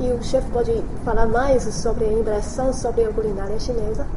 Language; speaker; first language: Portuguese; non-native, fluent; Chinese